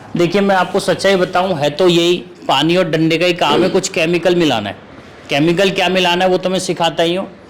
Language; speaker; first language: Hindi; native; Hindi